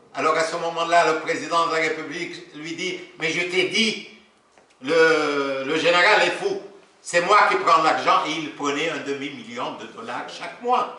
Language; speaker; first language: French; non-native, local second language; Arabic